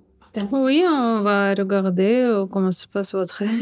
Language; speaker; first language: French; non-native, learner; Russian